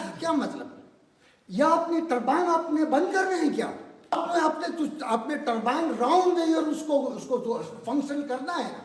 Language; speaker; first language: Urdu; non-native, local second language; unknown